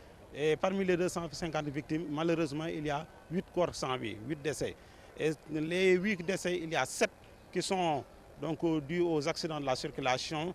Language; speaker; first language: French; non-native, local second language; Wolof